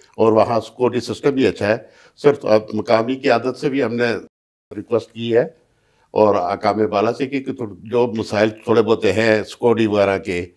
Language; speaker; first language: Urdu; non-native, local second language; Punjabi